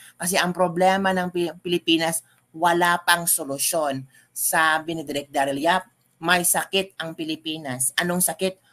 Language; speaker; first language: Filipino; non-native, local second language; Cebuano